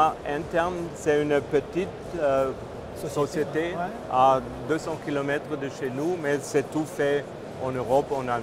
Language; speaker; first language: French; non-native, fluent; German